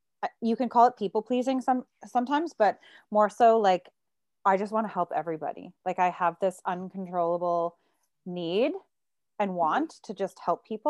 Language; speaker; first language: English; native; English